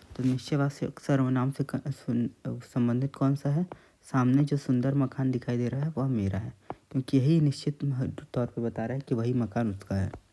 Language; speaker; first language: Hindi; native; Hindi